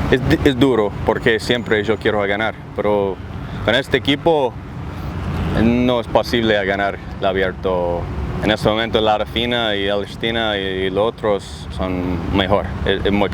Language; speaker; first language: Spanish; non-native, learner; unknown